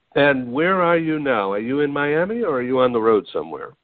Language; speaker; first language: English; native; English